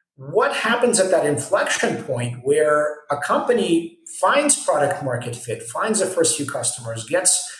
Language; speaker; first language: English; native; English